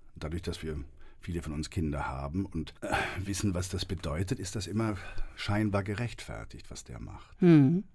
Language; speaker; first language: German; native; German